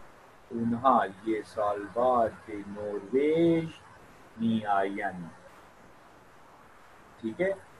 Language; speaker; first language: Persian; non-native, fluent; Urdu